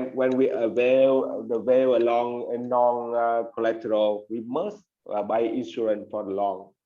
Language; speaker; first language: English; non-native, learner; Vietnamese